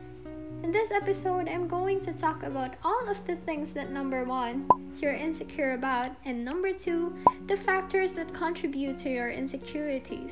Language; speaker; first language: English; non-native, local second language; Filipino